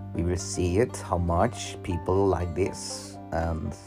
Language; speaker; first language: English; non-native, learner; German